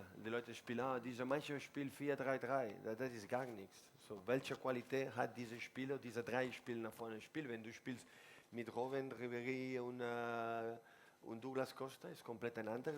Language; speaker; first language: German; non-native, learner; Spanish